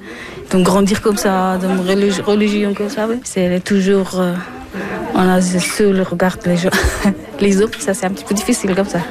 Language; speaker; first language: French; non-native, learner; Persian